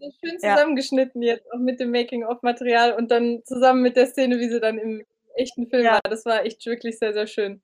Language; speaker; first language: German; early bilingual, other home language; Romanian